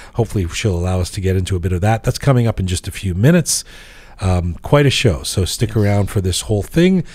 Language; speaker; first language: English; native; English